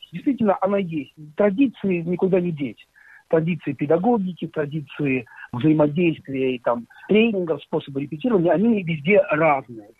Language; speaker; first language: Russian; native; Russian